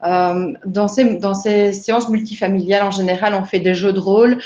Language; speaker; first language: French; native; French